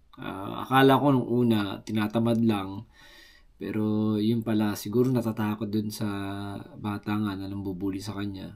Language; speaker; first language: Filipino; native; Filipino